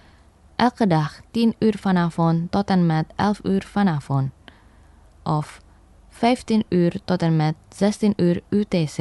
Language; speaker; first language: Dutch; non-native, fluent; Indonesian